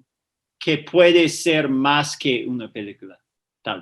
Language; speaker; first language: Spanish; non-native, fluent; English